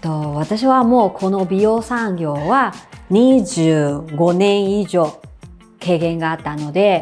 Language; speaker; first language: Japanese; non-native, fluent; Chinese